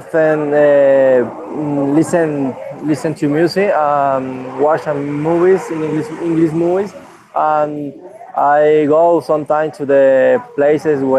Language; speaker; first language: English; non-native, learner; Spanish